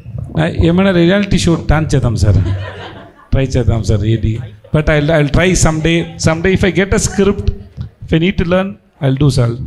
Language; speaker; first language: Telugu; non-native, learner; Tamil